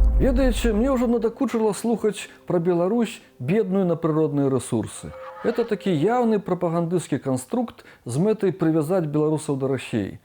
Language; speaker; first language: Belarusian; non-native, local second language; Russian